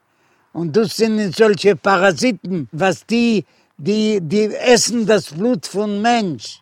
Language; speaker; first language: German; non-native, learner; Yiddish